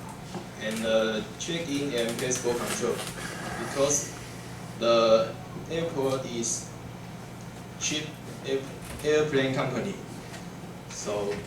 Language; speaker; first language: English; non-native, learner; Chinese